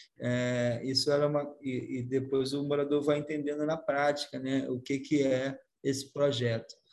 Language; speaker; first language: Portuguese; native; Portuguese